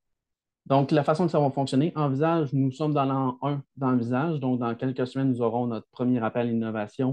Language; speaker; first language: French; native; French